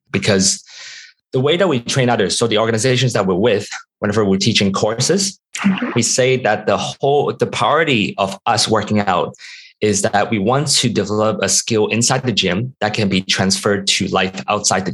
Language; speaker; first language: English; non-native, local second language; Cantonese